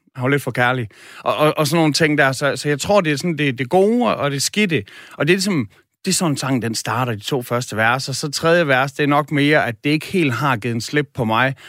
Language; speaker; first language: Danish; native; Danish